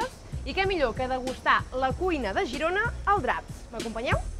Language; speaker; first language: Catalan; native; Catalan